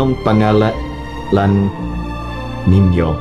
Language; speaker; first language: Filipino; non-native, learner; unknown